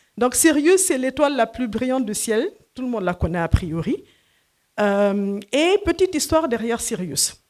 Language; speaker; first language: French; non-native, local second language; Fula